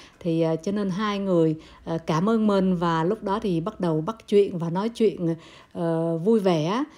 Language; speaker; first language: Vietnamese; native; Vietnamese